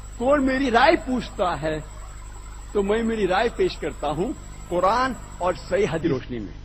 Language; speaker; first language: Urdu; non-native, local second language; Konkani